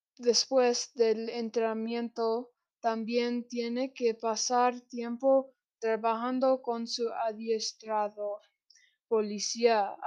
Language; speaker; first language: Spanish; non-native, learner; English